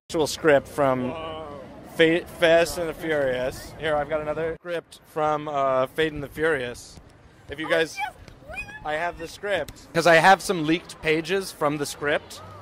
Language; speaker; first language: English; native; English